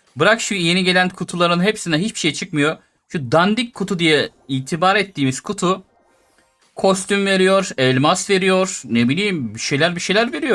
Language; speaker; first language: Turkish; native; Turkish